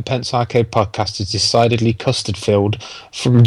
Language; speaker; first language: English; native; English